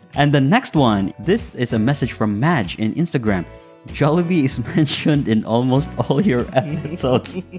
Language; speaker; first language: English; non-native, local second language; Cebuano